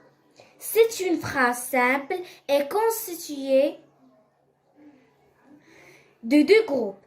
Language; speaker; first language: French; non-native, local second language; Arabic